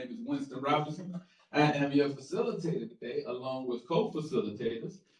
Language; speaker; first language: English; native; English